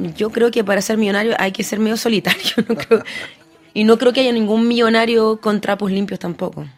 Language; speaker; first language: Spanish; early bilingual, heritage; French